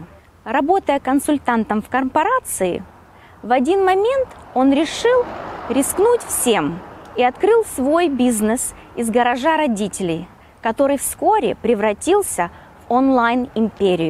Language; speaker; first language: Russian; native; Russian